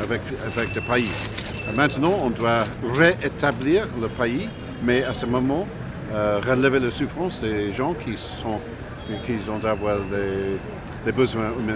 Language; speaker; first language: French; non-native, learner; English